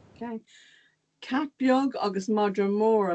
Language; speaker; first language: Irish; non-native, local second language; English